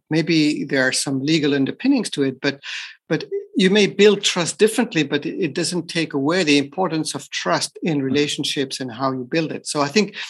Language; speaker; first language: English; non-native, fluent; French